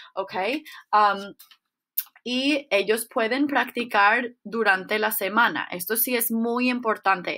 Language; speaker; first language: Spanish; non-native, fluent; English